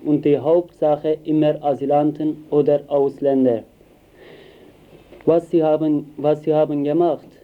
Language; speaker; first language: German; non-native, learner; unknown